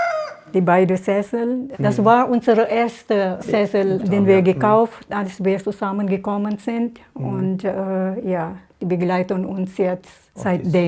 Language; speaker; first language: German; non-native, fluent; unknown